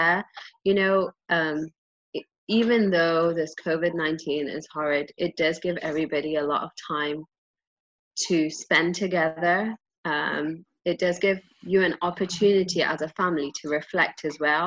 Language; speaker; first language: English; native; English